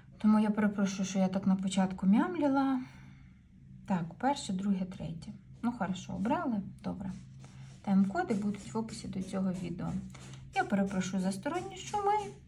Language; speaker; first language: Ukrainian; non-native, local second language; Russian